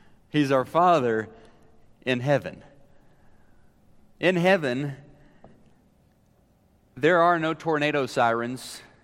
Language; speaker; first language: English; native; English